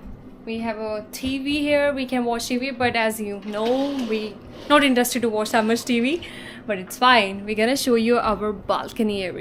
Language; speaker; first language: English; non-native, local second language; Hindi